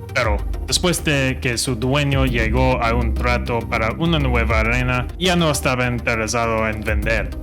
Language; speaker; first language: Spanish; non-native, fluent; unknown